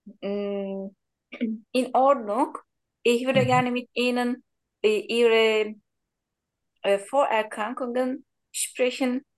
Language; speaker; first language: German; non-native, learner; Turkish